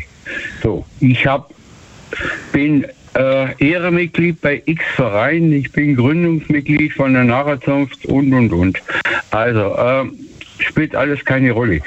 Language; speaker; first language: German; native; German